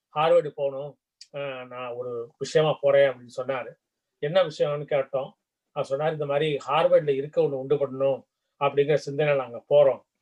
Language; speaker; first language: Tamil; native; Tamil